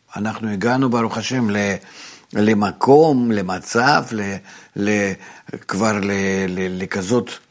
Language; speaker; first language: Hebrew; non-native, fluent; Russian